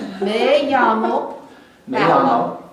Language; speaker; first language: Spanish; non-native, fluent; English